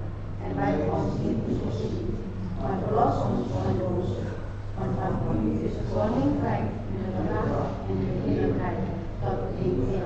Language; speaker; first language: Dutch; non-native, fluent; Indonesian